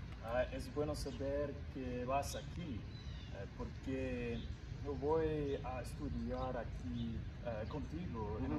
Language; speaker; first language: Spanish; non-native, learner; English